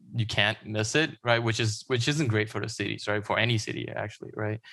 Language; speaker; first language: English; non-native, local second language; Chinese